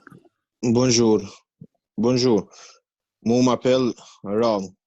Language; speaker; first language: French; non-native, learner; Albanian